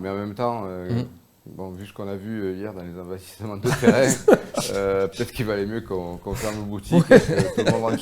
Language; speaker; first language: French; native; French